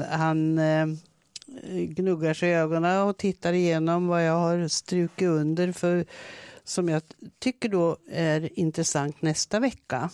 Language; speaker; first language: Swedish; native; Swedish